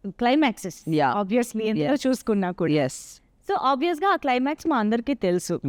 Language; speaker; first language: Telugu; native; Telugu